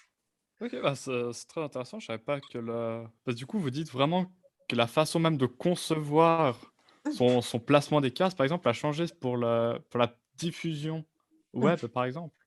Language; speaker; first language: French; native; French